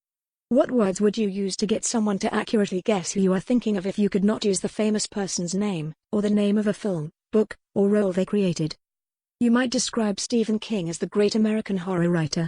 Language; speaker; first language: English; native; English